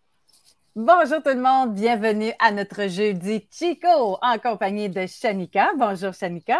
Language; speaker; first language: French; native; French